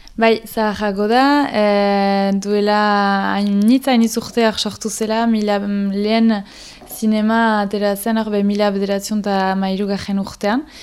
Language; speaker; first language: Basque; native; Basque